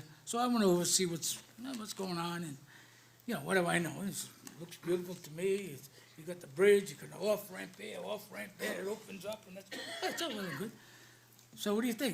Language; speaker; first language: English; native; English